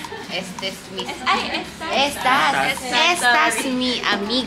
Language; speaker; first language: Spanish; non-native, learner; Filipino